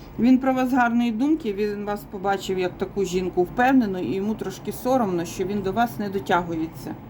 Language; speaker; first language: Ukrainian; non-native, local second language; Russian